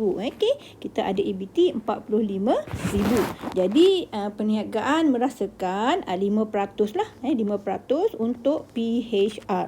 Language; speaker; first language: Malay; native; Malay